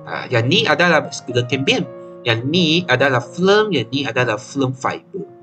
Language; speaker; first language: Malay; non-native, local second language; Chinese